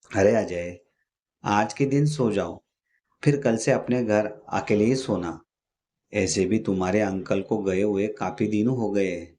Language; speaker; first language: Hindi; non-native, local second language; Marathi